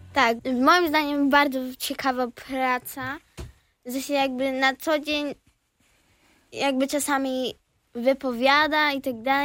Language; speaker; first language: Polish; early bilingual, heritage; Polish